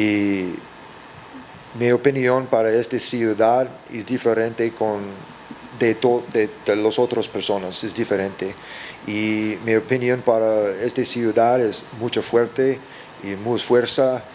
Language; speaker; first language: Spanish; early bilingual, heritage; English